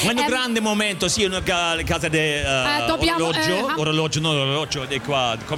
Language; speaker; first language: Italian; non-native, learner; German